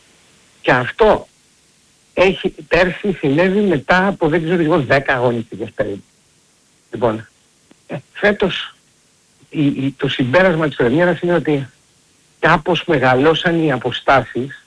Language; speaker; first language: Greek; native; Greek